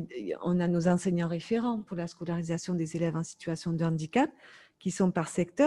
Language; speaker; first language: French; native; French